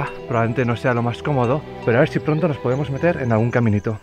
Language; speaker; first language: Spanish; native; Spanish